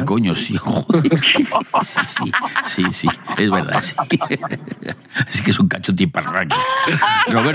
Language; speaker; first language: Spanish; native; Spanish